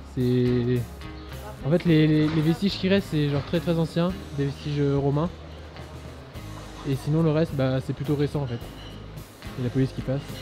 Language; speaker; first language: French; native; French